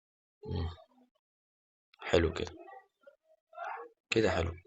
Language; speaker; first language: Arabic; native; Arabic